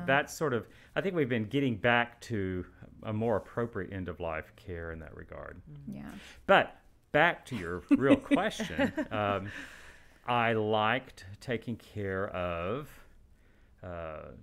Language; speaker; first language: English; native; English